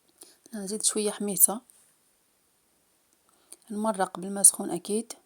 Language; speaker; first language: Arabic; native; Arabic